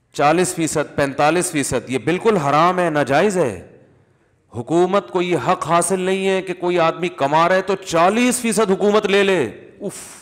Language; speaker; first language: Urdu; native; Urdu